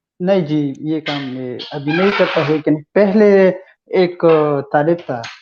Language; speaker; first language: Hindi; non-native, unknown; Pashto